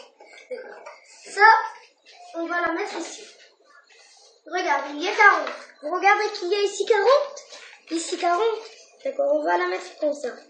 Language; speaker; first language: French; non-native, learner; Arabic